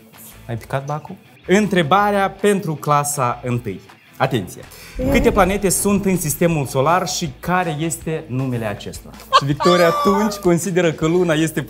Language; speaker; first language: Romanian; native; Romanian